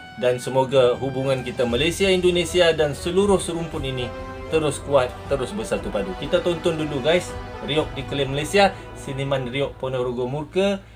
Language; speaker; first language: Malay; native; Malay